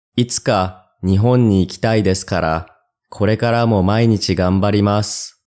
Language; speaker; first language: Japanese; non-native, learner; English